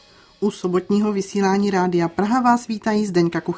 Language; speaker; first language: Czech; native; Czech